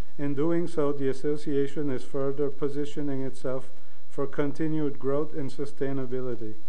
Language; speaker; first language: English; non-native, local second language; French